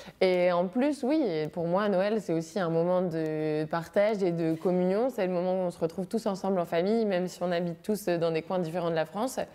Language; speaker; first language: French; native; French